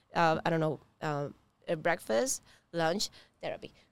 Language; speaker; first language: English; non-native, learner; Spanish